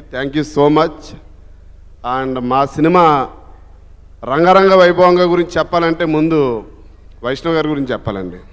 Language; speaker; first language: Telugu; native; Telugu